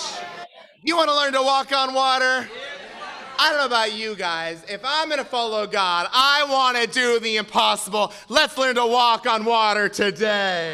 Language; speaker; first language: English; native; English